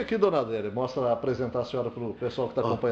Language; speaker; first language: Portuguese; native; Portuguese